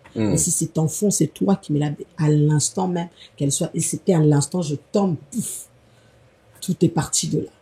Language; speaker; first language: French; non-native, local second language; Lingala